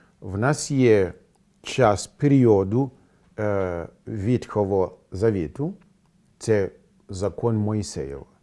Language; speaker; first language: Ukrainian; non-native, fluent; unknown